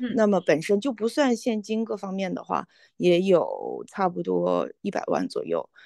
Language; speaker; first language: Chinese; native; Chinese